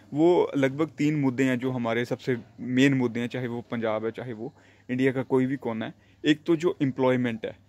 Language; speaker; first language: Hindi; non-native, local second language; Punjabi